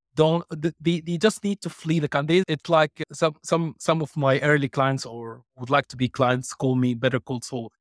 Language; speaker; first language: English; non-native, fluent; Arabic